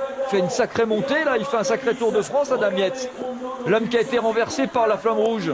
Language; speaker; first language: French; native; French